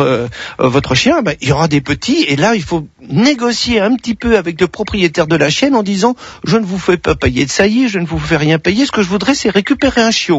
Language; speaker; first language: French; native; French